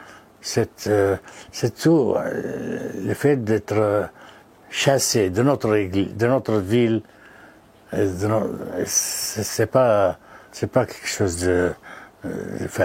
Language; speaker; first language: French; non-native, fluent; Arabic